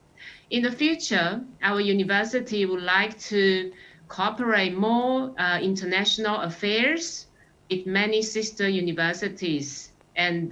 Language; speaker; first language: English; non-native, fluent; Chinese